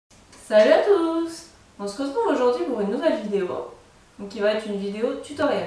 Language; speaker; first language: French; native; French